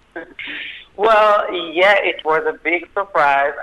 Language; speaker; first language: English; non-native, fluent; Hebrew